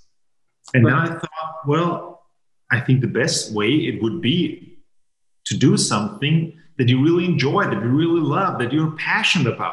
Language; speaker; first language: English; non-native, fluent; German